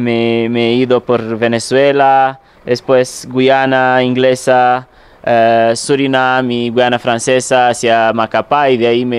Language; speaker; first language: Spanish; non-native, fluent; Romanian